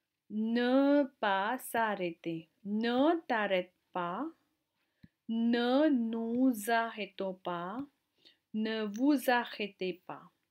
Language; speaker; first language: French; non-native, fluent; Hindi